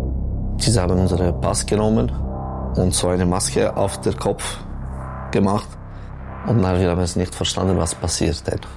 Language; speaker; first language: German; non-native, local second language; French